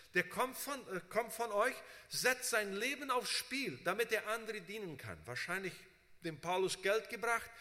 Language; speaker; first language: German; early bilingual, heritage; Portuguese